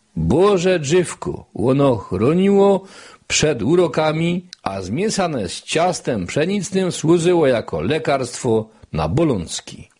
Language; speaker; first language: Polish; native; Polish